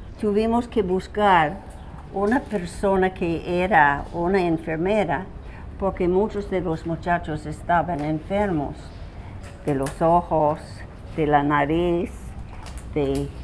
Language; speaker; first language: Spanish; non-native, fluent; English